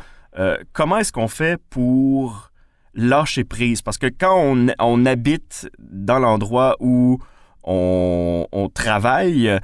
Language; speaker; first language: French; native; French